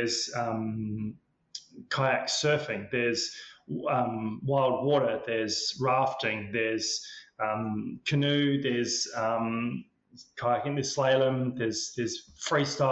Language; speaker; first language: English; native; English